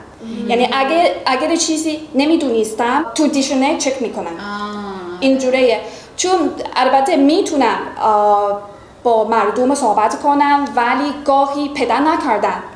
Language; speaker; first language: Persian; non-native, fluent; Chinese